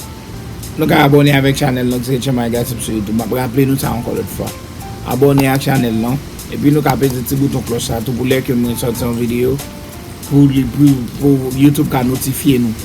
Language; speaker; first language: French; non-native, local second language; Haitian Creole